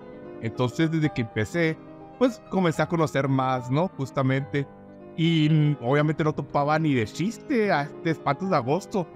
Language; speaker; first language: Spanish; native; Spanish